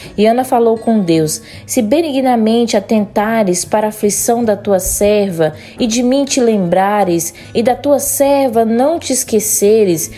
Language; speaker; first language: Portuguese; native; Portuguese